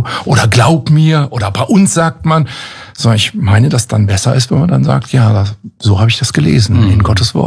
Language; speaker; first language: German; native; German